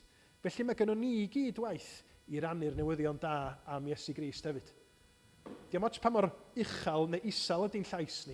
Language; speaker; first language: Welsh; native; Welsh